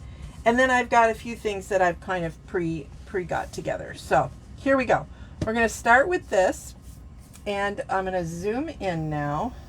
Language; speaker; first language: English; native; English